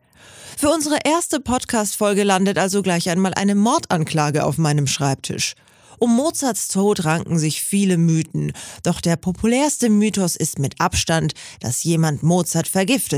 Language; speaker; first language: German; native; German